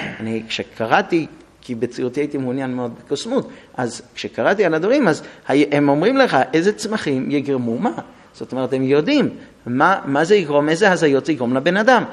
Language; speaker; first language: Hebrew; non-native, fluent; English